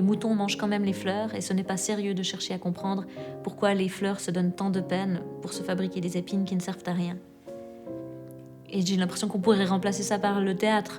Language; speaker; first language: French; native; French